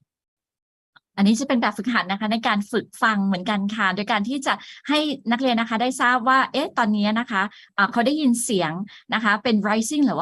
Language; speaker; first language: Thai; native; Thai